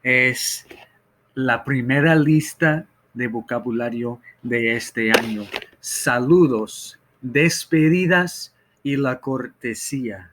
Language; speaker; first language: Spanish; non-native, fluent; English